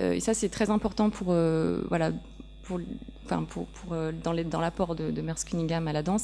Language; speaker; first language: French; native; French